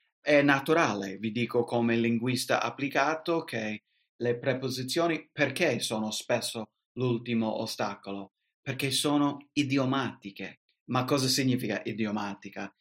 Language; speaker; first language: Italian; non-native, fluent; English